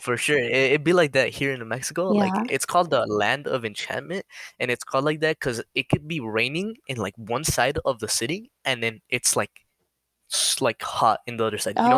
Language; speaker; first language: English; native; English